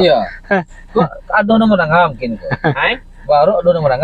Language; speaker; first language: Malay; non-native, local second language; Minangkabau